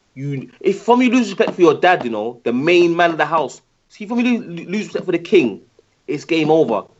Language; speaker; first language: English; native; English